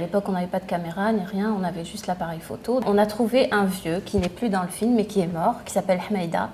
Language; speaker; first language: French; non-native, local second language; Arabic